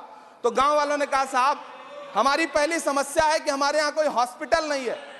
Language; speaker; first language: Hindi; native; Hindi